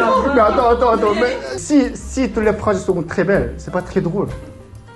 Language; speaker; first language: French; non-native, learner; Korean